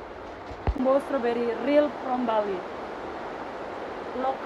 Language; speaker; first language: English; non-native, learner; Indonesian